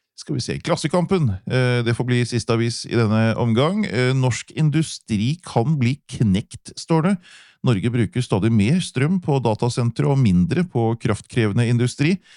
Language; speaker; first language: Norwegian; native; Norwegian